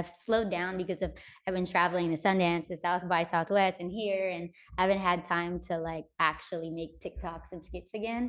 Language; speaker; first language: English; native; English